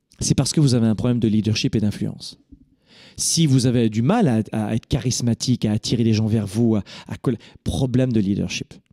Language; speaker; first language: French; native; French